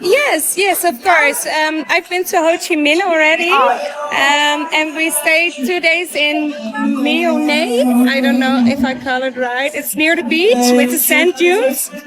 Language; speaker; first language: English; non-native, fluent; Dutch